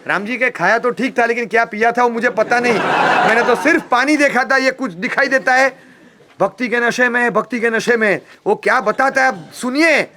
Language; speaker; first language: Hindi; non-native, local second language; Gujarati